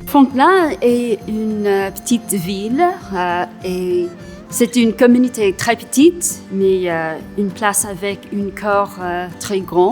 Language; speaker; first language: French; non-native, local second language; English